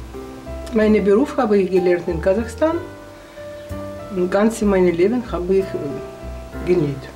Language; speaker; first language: German; early bilingual, other home language; Russian